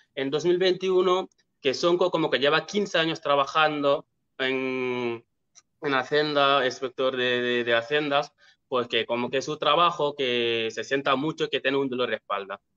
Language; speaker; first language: Spanish; non-native, fluent; Wolof